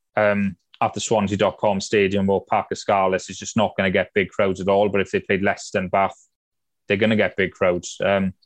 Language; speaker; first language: English; native; English